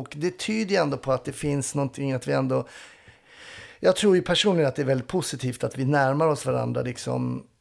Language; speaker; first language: Swedish; native; Swedish